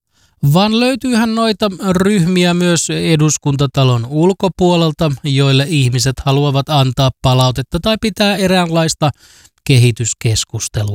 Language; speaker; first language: Finnish; native; Finnish